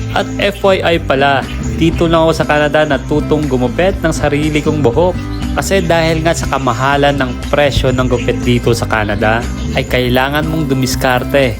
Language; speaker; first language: Filipino; non-native, local second language; Hiligaynon